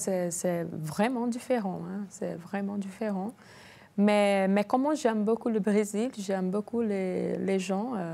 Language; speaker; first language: French; non-native, learner; Portuguese